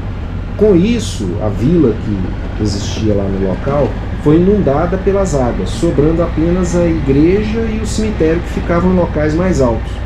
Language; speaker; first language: Portuguese; native; Portuguese